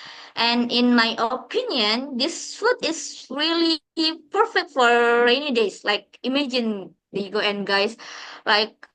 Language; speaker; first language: English; non-native, learner; Indonesian